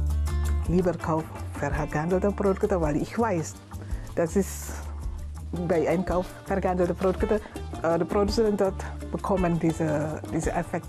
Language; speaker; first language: German; non-native, learner; Indonesian